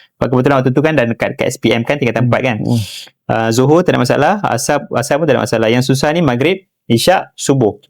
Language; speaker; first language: Malay; non-native, local second language; Tamil